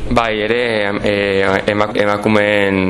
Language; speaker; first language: Basque; non-native, local second language; Spanish